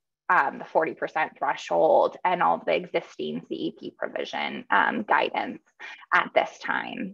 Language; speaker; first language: English; native; English